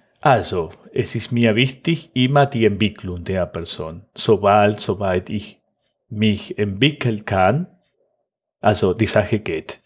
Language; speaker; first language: German; non-native, fluent; Spanish